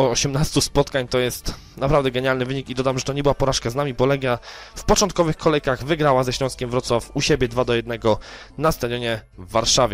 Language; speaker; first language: Polish; native; Polish